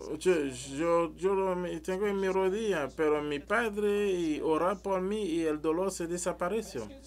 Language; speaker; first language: Spanish; non-native, learner; French